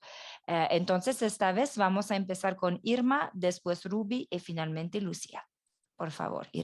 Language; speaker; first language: Spanish; non-native, fluent; French